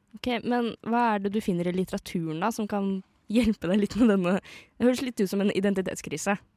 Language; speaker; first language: Norwegian; native; Norwegian